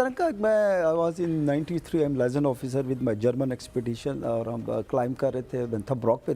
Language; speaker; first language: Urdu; non-native, local second language; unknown